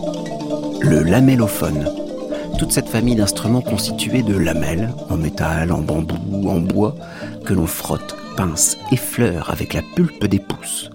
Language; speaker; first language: French; native; French